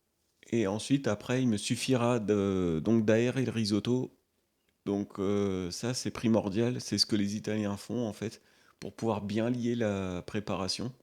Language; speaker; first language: French; native; French